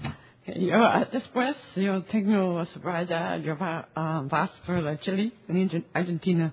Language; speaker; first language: Spanish; non-native, learner; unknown